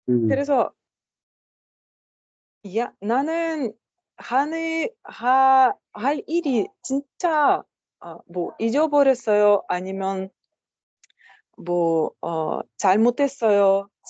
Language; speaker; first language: Korean; non-native, learner; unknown